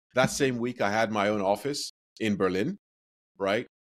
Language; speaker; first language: English; non-native, local second language; Yoruba